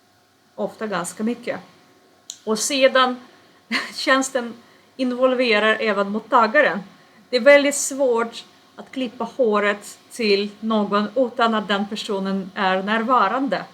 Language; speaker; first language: Swedish; non-native, fluent; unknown